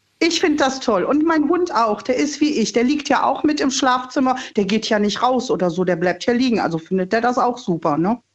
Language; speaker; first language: German; native; German